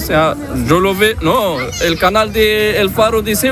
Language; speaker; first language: Spanish; non-native, learner; Arabic